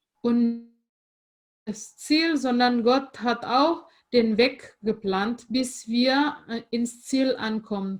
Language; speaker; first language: German; non-native, fluent; Indonesian